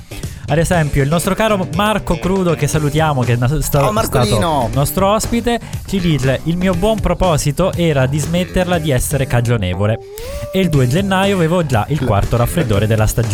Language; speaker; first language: Italian; native; Italian